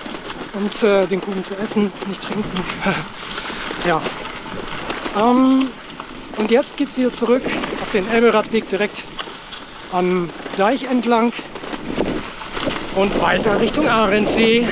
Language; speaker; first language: German; native; German